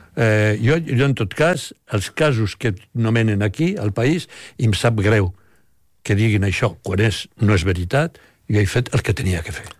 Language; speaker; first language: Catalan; native; Catalan